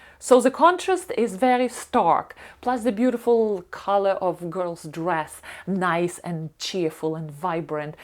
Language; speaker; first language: English; non-native, fluent; Ukrainian